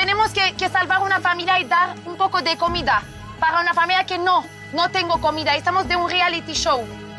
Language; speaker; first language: Spanish; non-native, learner; Romanian